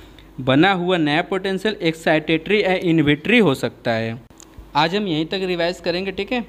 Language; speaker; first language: Hindi; native; Hindi